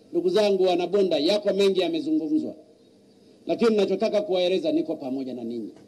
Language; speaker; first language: Swahili; native; Swahili